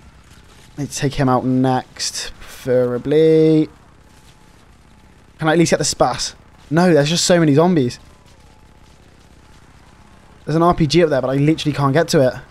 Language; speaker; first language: English; native; English